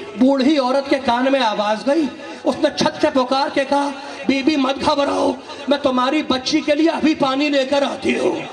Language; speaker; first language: Urdu; native; Urdu